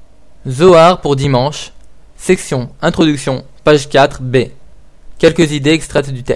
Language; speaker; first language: French; native; French